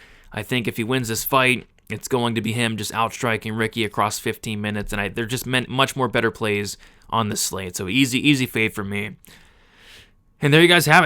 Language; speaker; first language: English; native; English